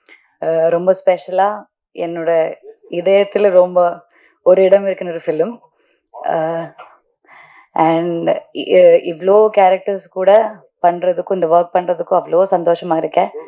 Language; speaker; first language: Tamil; non-native, learner; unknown